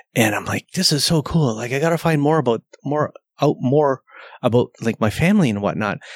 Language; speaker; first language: English; early bilingual, other home language; Slovenian